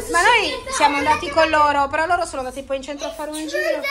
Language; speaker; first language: Italian; native; Italian